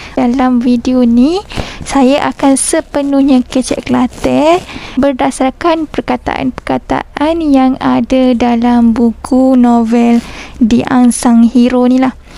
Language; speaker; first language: Malay; native; Malay